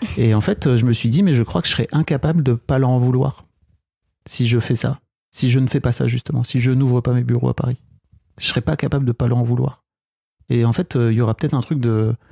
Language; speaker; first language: French; native; French